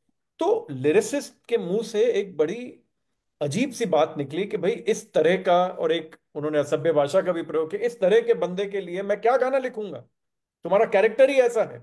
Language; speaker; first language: Hindi; native; Hindi